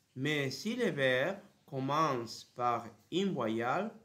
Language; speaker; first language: French; non-native, learner; Spanish